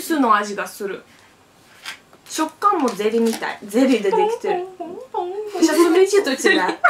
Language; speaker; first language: Japanese; non-native, fluent; Russian